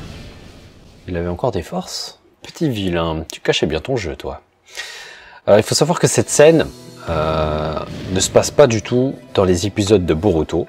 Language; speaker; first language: French; early bilingual, other home language; Vietnamese